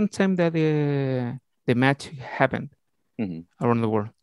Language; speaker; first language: English; non-native, learner; Spanish